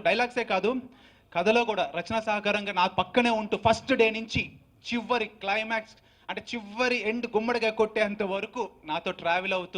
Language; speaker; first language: Telugu; native; Telugu